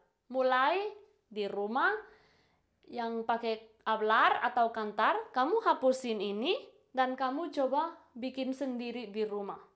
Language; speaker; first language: Indonesian; non-native, fluent; Spanish